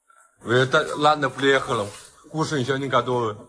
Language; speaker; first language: Russian; non-native, learner; Chinese